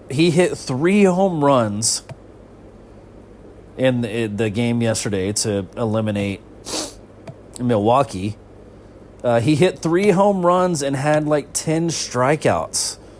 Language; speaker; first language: English; native; English